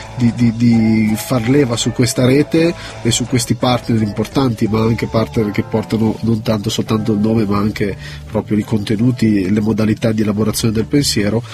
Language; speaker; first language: Italian; native; Italian